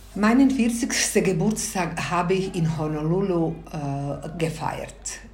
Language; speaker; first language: German; non-native, fluent; Bosnian